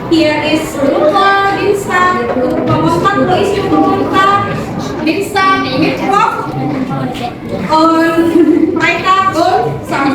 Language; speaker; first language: German; non-native, learner; Indonesian